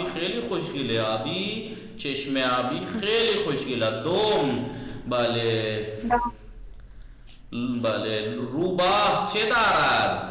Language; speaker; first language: Persian; non-native, fluent; Urdu